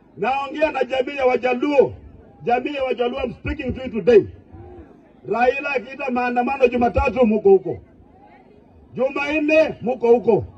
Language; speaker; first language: Swahili; non-native, local second language; Luyia